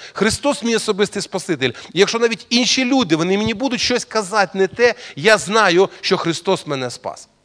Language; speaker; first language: Ukrainian; non-native, local second language; Russian